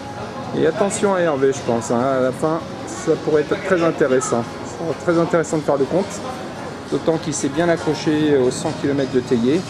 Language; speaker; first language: French; native; French